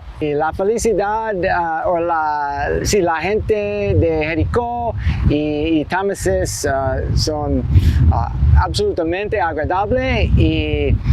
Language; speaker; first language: Spanish; non-native, learner; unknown